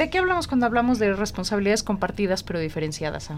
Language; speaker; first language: Spanish; native; Spanish